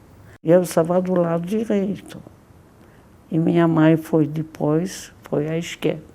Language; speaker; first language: Portuguese; non-native, fluent; Polish